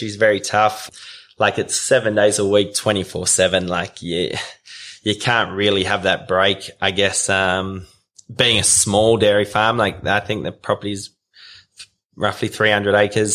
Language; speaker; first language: English; native; English